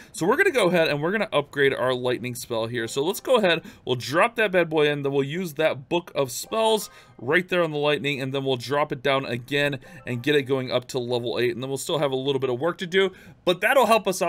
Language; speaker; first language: English; native; English